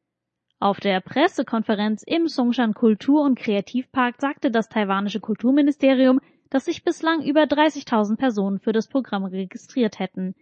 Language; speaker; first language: German; native; German